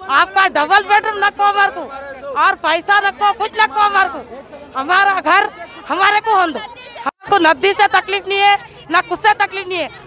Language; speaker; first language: Hindi; non-native, local second language; Urdu